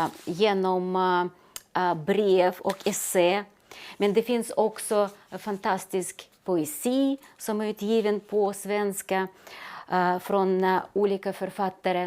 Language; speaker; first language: Swedish; non-native, fluent; Russian